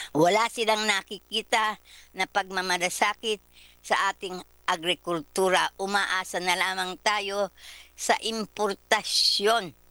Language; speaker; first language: Filipino; native; Filipino